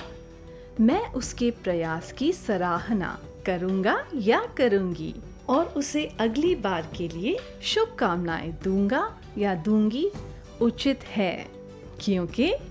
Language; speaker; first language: Hindi; native; Hindi